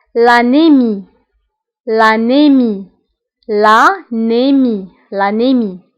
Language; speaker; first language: French; non-native, local second language; Arabic